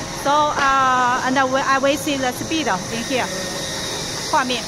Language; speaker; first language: English; non-native, learner; Chinese